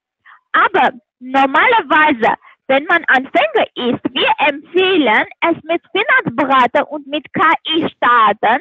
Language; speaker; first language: German; non-native, learner; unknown